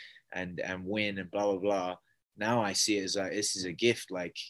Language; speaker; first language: English; native; English